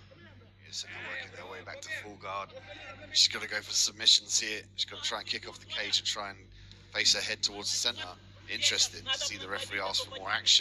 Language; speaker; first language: English; native; English